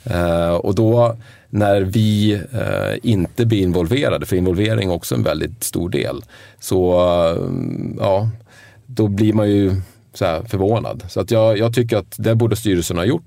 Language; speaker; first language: Swedish; native; Swedish